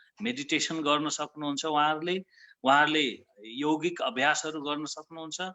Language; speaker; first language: Nepali; native; Nepali